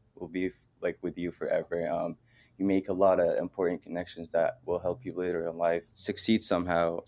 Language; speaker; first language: English; early bilingual, other home language; Arabic